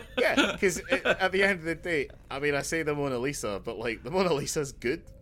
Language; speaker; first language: English; native; English